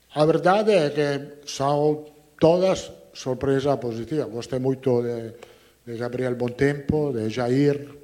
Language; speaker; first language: Portuguese; non-native, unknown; Italian